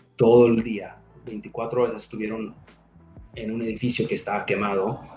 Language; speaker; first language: Spanish; early bilingual, heritage; Spanish